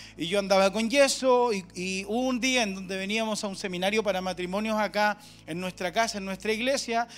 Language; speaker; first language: Spanish; native; Spanish